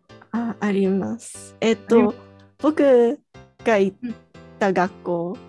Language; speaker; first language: Japanese; early bilingual, heritage; Japanese